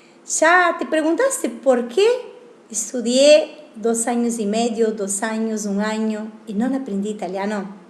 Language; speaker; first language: Spanish; non-native, fluent; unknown